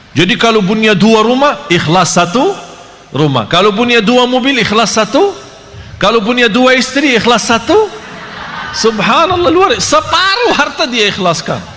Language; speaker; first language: Malay; non-native, fluent; Arabic